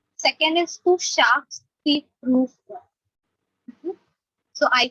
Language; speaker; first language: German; non-native, fluent; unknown